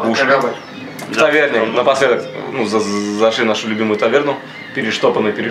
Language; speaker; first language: Russian; native; Russian